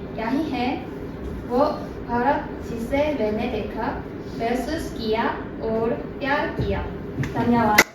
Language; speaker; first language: Hindi; non-native, learner; Korean